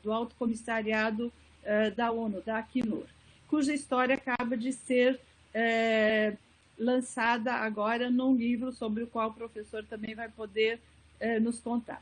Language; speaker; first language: Portuguese; native; Portuguese